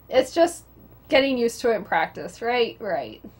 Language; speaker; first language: English; native; English